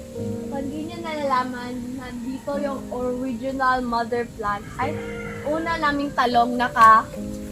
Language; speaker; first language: Filipino; non-native, local second language; Cebuano